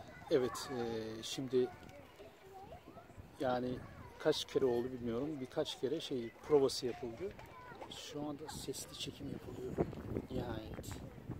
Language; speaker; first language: Turkish; native; Turkish